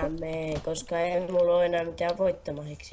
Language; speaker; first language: Finnish; native; Finnish